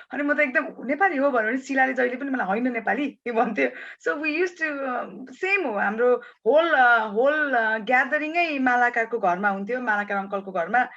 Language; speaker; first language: Nepali; early bilingual, heritage; Nepali